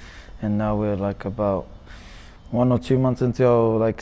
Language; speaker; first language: English; native; English